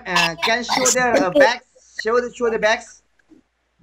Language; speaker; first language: English; non-native, learner; Marathi